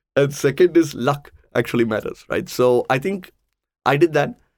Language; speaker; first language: English; non-native, local second language; Tamil